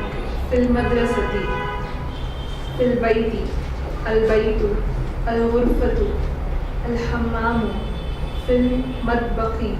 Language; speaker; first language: Arabic; non-native, learner; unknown